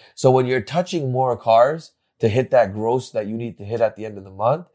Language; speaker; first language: English; native; English